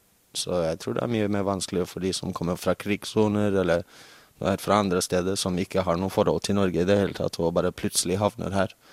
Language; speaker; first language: Norwegian; non-native, fluent; English